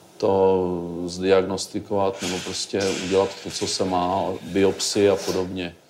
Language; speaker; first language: Czech; native; Czech